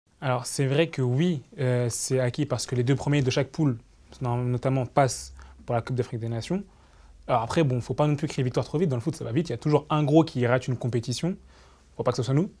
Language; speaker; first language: French; native; French